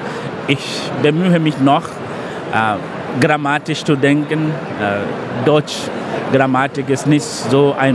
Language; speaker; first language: German; non-native, fluent; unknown